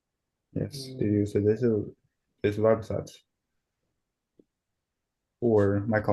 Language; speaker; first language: English; non-native, learner; Chinese